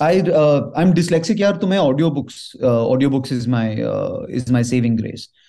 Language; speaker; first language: English; non-native, local second language; Hindi